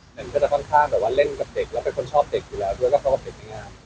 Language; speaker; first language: Thai; native; Thai